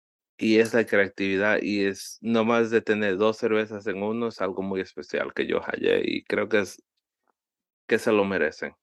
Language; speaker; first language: Spanish; early bilingual, heritage; Spanish